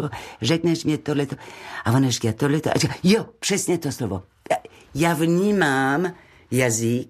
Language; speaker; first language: Czech; non-native, learner; French